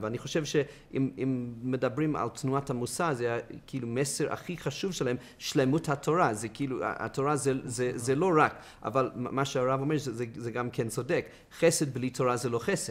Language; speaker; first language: Hebrew; non-native, fluent; English